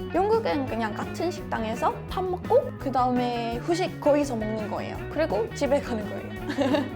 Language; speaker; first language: Korean; non-native, fluent; English